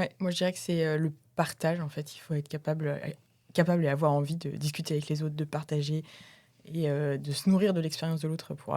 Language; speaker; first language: French; native; French